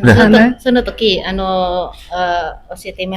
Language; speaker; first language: Japanese; non-native, learner; Indonesian